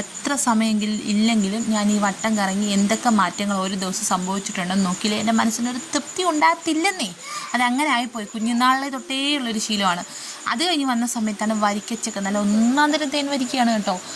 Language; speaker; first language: Malayalam; native; Malayalam